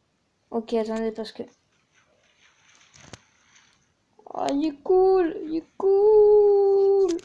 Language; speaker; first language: French; native; French